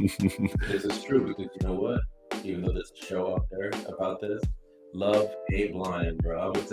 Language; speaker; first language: English; native; English